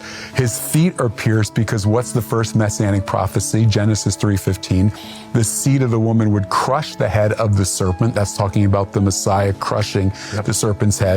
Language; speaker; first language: English; native; English